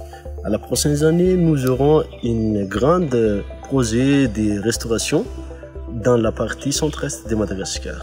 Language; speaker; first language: French; non-native, local second language; Malagasy